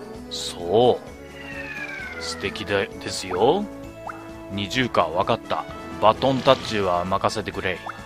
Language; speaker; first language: Japanese; native; Japanese